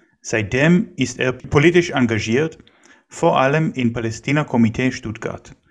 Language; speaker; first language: German; non-native, fluent; Hebrew